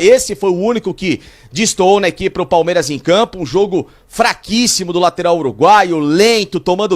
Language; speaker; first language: Portuguese; native; Portuguese